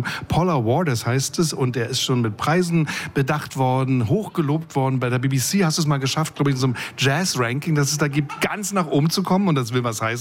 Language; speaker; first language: German; native; German